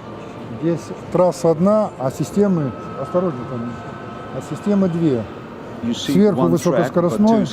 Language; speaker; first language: Russian; native; Russian